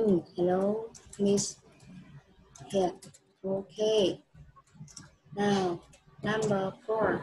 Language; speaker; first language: English; non-native, fluent; Vietnamese